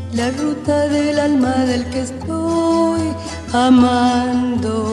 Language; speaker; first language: French; non-native, fluent; Spanish